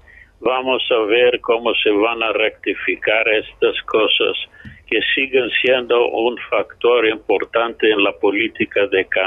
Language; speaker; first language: Spanish; non-native, fluent; English